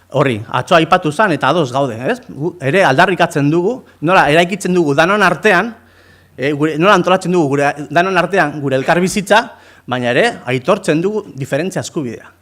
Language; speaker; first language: Basque; non-native, fluent; Spanish